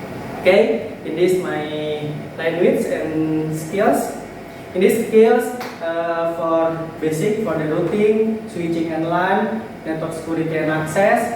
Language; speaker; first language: English; non-native, learner; Indonesian